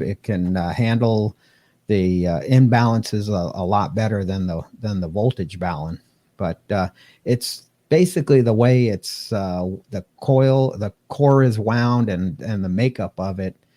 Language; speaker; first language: English; native; English